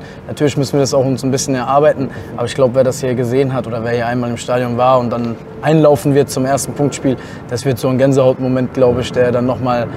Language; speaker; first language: German; native; German